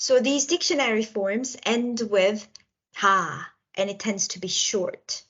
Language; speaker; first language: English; non-native, local second language; Korean